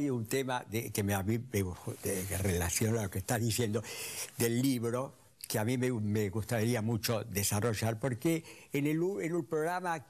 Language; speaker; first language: Spanish; native; Spanish